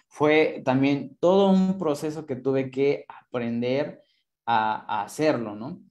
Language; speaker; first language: Spanish; non-native, local second language; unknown